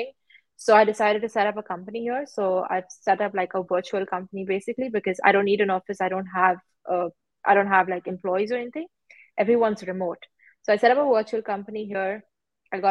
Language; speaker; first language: English; non-native, local second language; Hindi